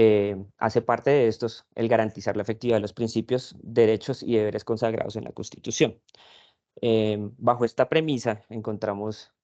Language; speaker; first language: Spanish; native; Spanish